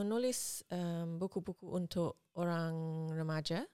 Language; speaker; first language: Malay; non-native, learner; English